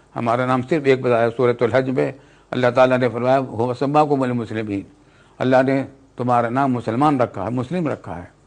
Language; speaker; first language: Urdu; native; Urdu